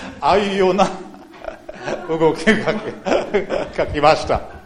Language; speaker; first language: Japanese; non-native, fluent; English